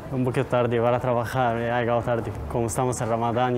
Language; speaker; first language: Spanish; non-native, learner; Arabic